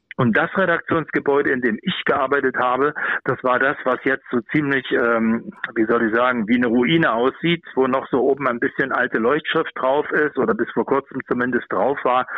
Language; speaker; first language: German; native; German